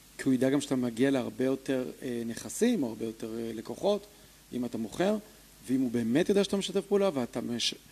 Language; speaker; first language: Hebrew; early bilingual, other home language; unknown